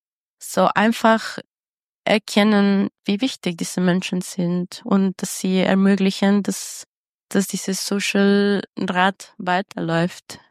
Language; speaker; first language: German; non-native, fluent; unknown